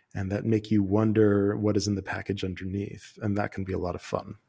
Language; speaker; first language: English; native; English